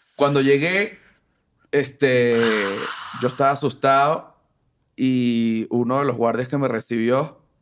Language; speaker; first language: Spanish; native; Spanish